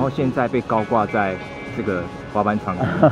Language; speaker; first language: Chinese; native; Chinese